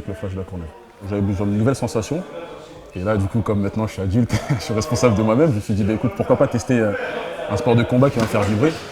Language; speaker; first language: French; native; French